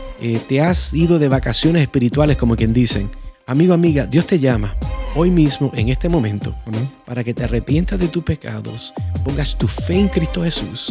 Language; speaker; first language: Spanish; native; Spanish